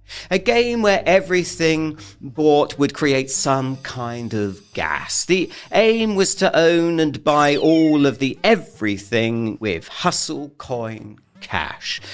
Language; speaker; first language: English; native; English